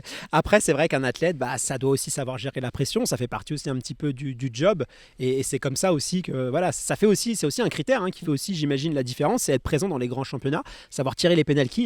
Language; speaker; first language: French; native; French